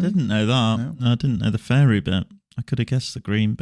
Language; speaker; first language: English; native; English